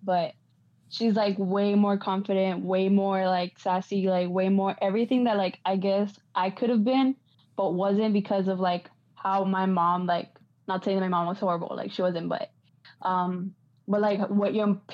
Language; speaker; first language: English; non-native, fluent; Spanish